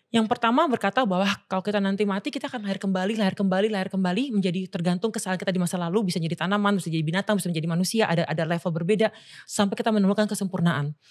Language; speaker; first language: Indonesian; native; Indonesian